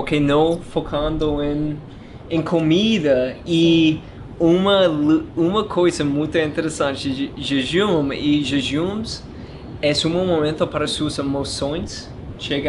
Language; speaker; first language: Portuguese; non-native, learner; English